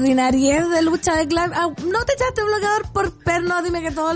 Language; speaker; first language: Spanish; native; Spanish